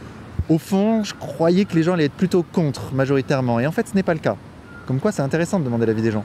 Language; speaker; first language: French; native; French